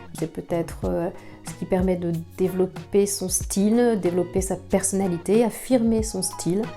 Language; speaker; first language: French; native; French